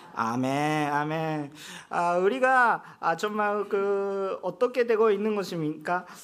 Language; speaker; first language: Korean; non-native, fluent; Japanese